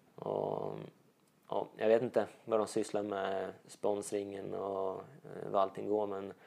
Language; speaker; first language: Swedish; native; Swedish